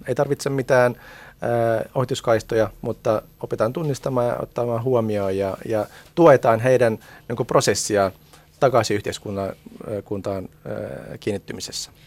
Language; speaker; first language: Finnish; early bilingual, other home language; Arabic